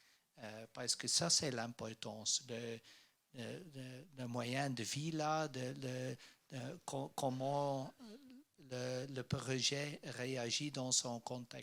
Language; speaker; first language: French; non-native, learner; Dutch